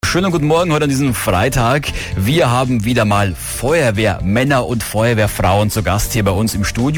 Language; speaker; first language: German; native; German